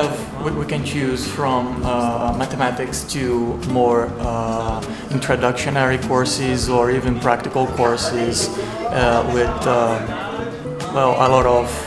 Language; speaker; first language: English; non-native, fluent; Portuguese